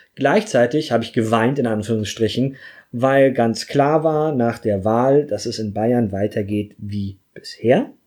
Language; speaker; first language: German; native; German